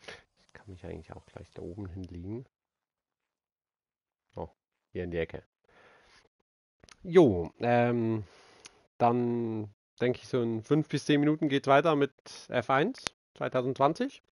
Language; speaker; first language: German; native; German